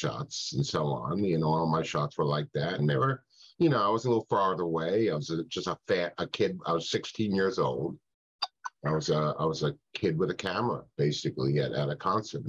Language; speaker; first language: English; native; English